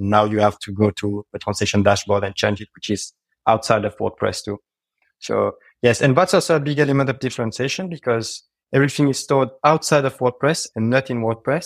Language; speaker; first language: English; non-native, fluent; French